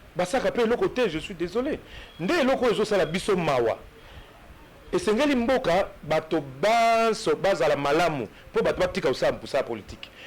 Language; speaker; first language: Lingala; native; Lingala